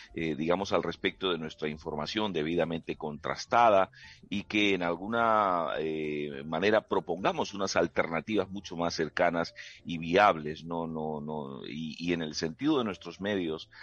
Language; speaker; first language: Spanish; native; Spanish